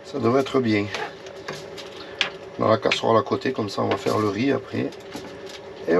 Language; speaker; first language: French; native; French